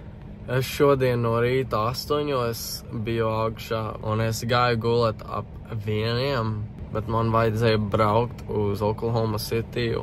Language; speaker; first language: Latvian; early bilingual, heritage; Latvian